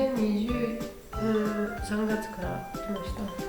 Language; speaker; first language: Japanese; non-native, learner; Spanish